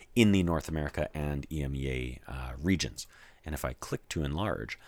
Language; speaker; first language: English; native; English